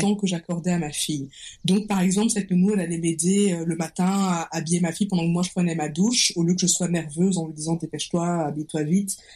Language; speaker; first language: French; native; French